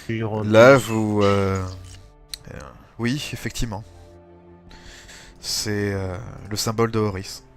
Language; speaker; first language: French; native; French